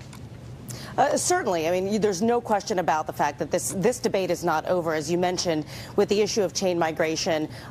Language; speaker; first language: English; native; English